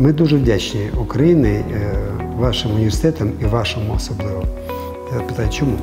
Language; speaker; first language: Ukrainian; non-native, local second language; Russian